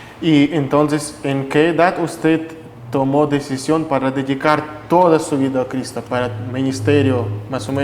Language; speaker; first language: Spanish; non-native, fluent; Russian